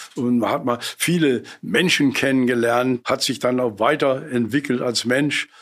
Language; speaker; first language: German; native; German